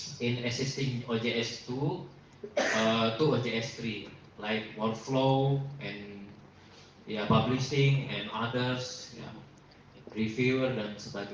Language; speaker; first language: English; non-native, learner; Indonesian